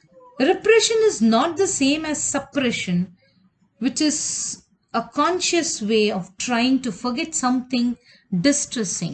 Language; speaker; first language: English; non-native, local second language; Kannada